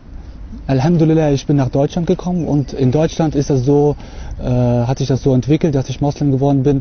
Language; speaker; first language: German; early bilingual, other home language; Russian